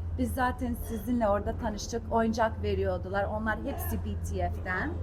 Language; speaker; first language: Turkish; early bilingual, heritage; Turkish